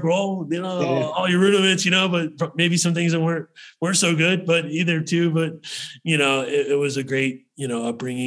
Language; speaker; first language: English; native; English